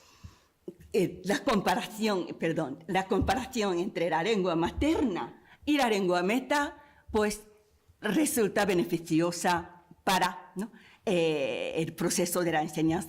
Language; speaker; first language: Spanish; non-native, fluent; Japanese